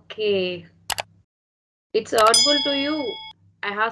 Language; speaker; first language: English; non-native, learner; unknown